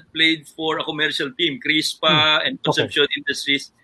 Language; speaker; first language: English; non-native, local second language; Filipino